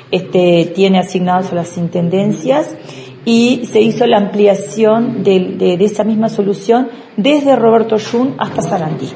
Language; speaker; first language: Spanish; native; Spanish